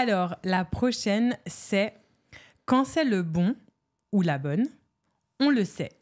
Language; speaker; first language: French; native; French